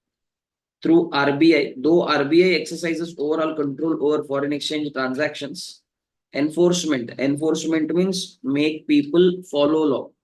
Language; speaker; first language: English; non-native, local second language; Kannada